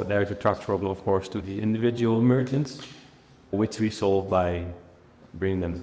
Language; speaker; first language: English; non-native, fluent; Dutch